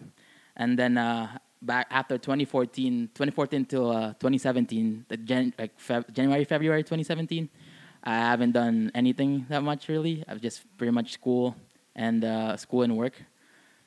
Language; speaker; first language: English; non-native, local second language; Filipino